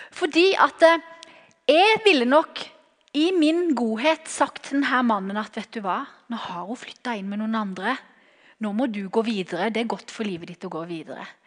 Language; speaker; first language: Norwegian; native; Norwegian